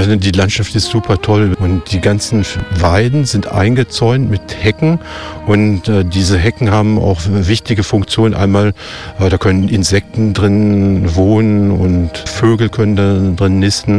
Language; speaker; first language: German; native; German